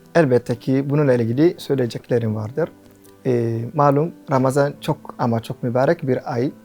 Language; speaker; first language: Turkish; non-native, fluent; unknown